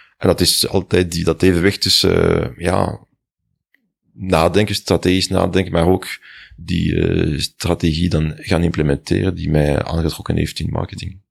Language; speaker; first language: Dutch; non-native, local second language; French